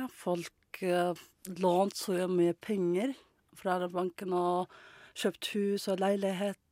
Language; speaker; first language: Norwegian; non-native, learner; Mongolian